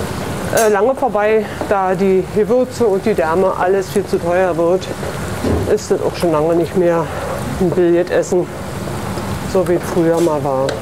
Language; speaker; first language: German; native; German